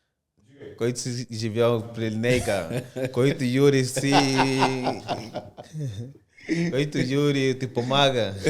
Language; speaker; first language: Bulgarian; non-native, learner; Portuguese